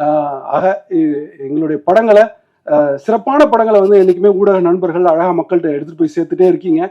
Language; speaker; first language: Tamil; native; Tamil